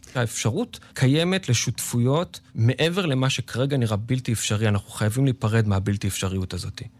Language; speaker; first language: Hebrew; native; Hebrew